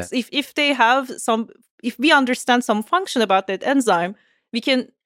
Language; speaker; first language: English; non-native, fluent; Turkish